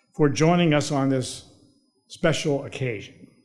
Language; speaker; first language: English; native; English